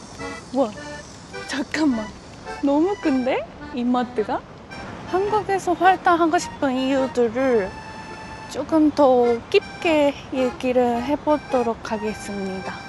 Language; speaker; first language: Korean; non-native, fluent; Japanese